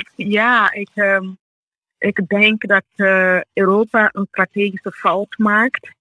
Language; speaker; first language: Dutch; non-native, fluent; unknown